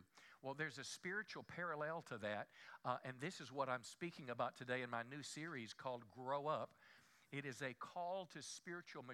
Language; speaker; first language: English; native; English